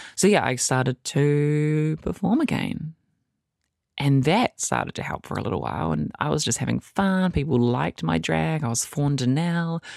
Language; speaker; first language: English; native; English